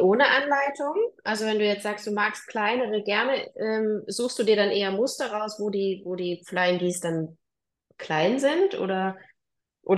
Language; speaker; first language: German; native; German